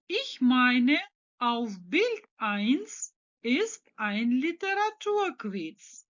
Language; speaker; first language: German; non-native, fluent; Ukrainian